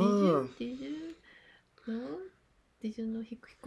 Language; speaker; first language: English; non-native, learner; Japanese